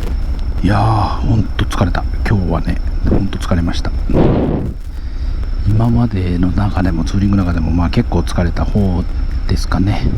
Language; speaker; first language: Japanese; native; Japanese